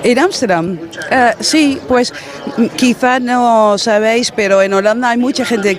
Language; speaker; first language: Spanish; non-native, fluent; Dutch